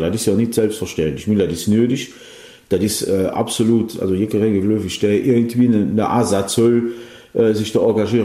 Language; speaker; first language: German; native; German